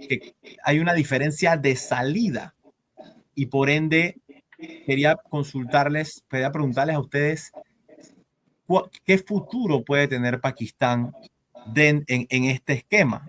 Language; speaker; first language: Spanish; native; Spanish